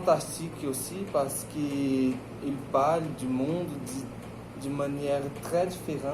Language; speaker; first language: French; non-native, learner; Portuguese